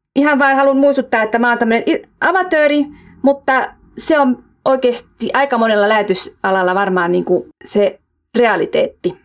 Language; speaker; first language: Finnish; early bilingual, heritage; Finnish